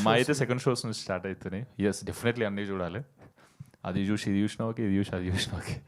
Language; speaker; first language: Telugu; native; Telugu